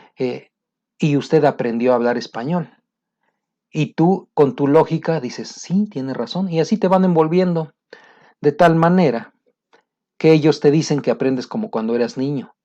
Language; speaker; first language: Spanish; native; Spanish